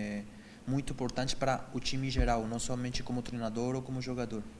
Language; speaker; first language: Portuguese; non-native, fluent; Spanish